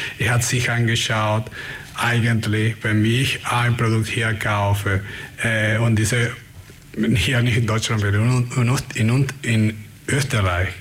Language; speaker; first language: German; non-native, fluent; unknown